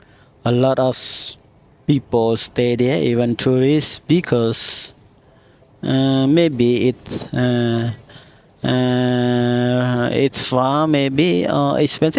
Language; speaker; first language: English; non-native, learner; Khmer